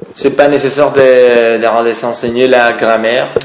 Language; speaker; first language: French; non-native, learner; Spanish